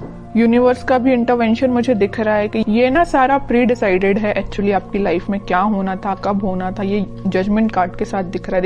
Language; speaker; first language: Hindi; native; Hindi